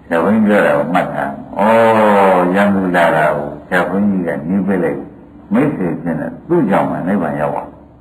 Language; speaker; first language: Burmese; native; Burmese